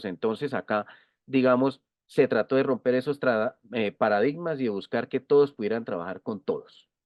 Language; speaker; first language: Spanish; native; Spanish